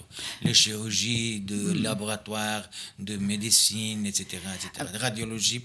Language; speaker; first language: French; non-native, fluent; Portuguese